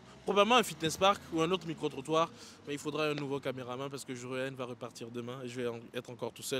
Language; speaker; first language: French; native; French